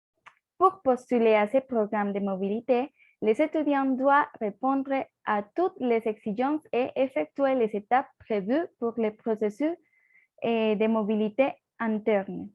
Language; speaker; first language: French; non-native, learner; Spanish